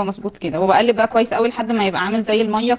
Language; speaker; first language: Arabic; native; Arabic